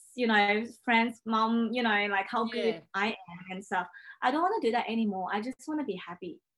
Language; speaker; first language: English; non-native, fluent; Chinese